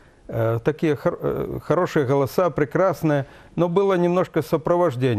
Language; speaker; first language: Russian; native; Russian